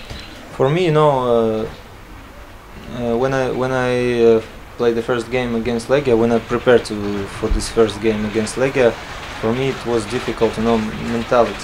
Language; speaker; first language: English; non-native, learner; Latvian